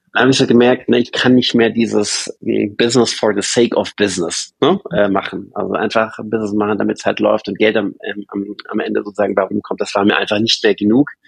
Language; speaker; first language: German; native; German